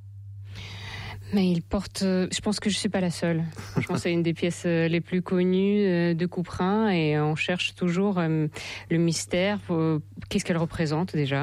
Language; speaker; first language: French; non-native, fluent; Russian